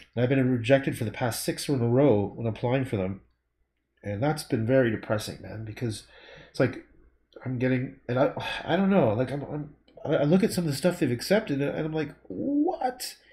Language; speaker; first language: English; native; English